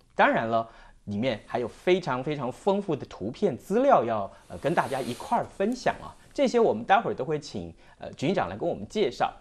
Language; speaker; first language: Chinese; native; Chinese